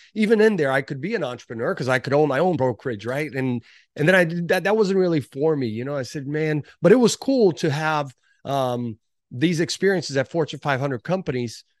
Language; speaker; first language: English; early bilingual, other home language; Portuguese